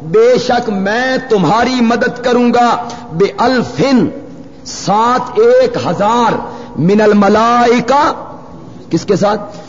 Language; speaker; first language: Urdu; non-native, local second language; Punjabi